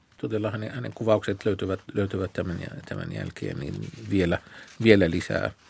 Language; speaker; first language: Finnish; non-native, fluent; Arabic